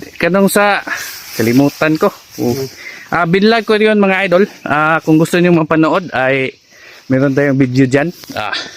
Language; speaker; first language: Filipino; non-native, local second language; Cebuano